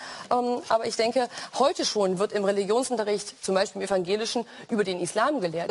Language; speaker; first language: German; native; German